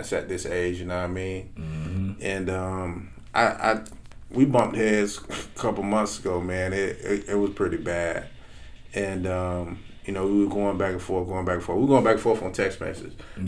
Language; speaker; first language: English; native; English